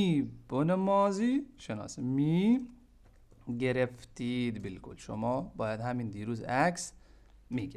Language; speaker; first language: Persian; non-native, fluent; Urdu